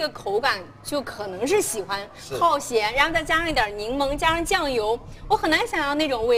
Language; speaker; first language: Chinese; native; Chinese